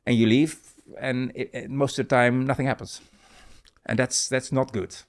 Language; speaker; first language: English; non-native, fluent; Dutch